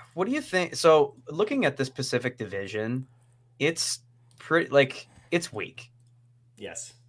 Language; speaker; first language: English; native; English